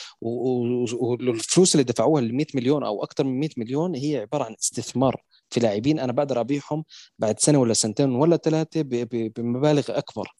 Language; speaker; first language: Arabic; native; Arabic